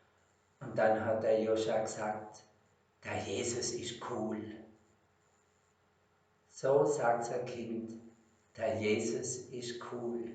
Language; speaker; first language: German; native; German